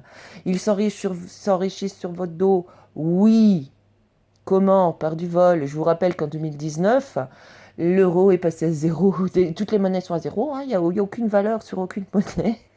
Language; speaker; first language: French; native; French